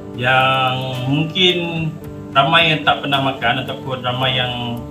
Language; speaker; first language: Malay; non-native, local second language; Iban